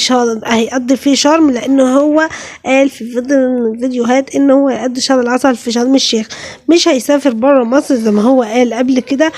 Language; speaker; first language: Arabic; native; Arabic